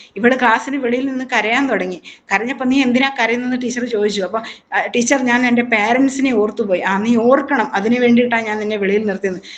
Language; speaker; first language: Malayalam; native; Malayalam